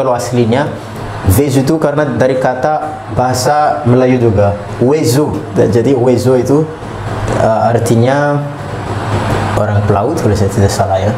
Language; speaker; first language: Indonesian; non-native, learner; Malagasy